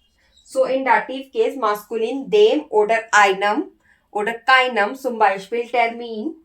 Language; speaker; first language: German; non-native, learner; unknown